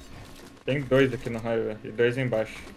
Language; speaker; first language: Portuguese; native; Portuguese